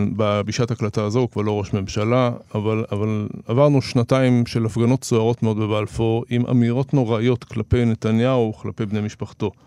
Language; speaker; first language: Hebrew; native; Hebrew